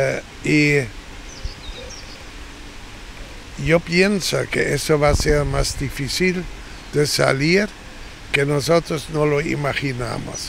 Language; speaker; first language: Spanish; non-native, fluent; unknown